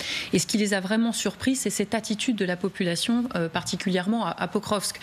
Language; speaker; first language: French; native; French